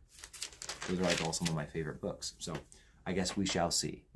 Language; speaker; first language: English; native; English